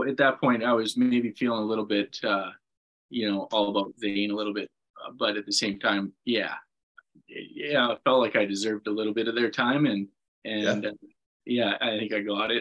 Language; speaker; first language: English; native; English